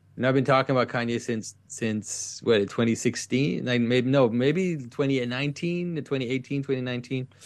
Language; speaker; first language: English; non-native, fluent; French